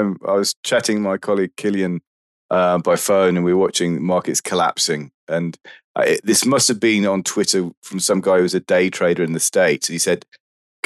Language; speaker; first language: English; native; English